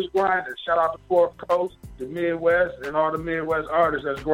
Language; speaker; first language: English; native; English